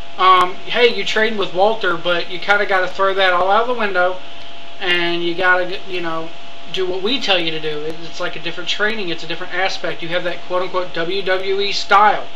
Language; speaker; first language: English; native; English